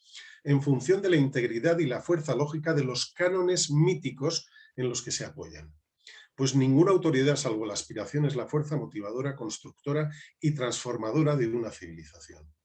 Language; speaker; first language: Spanish; native; Spanish